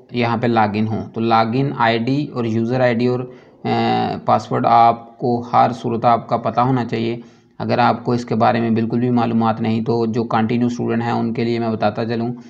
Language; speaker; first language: Urdu; non-native, local second language; Punjabi